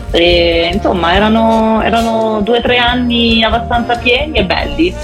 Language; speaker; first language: Italian; early bilingual, heritage; Italian